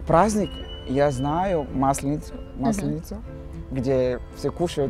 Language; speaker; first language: Russian; non-native, learner; Portuguese